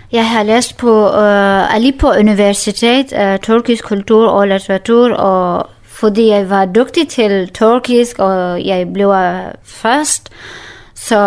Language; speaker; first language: Danish; non-native, learner; Kurdish